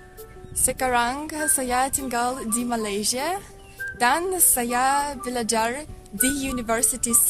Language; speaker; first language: Indonesian; non-native, learner; Russian